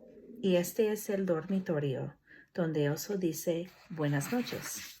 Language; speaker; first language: Spanish; non-native, fluent; English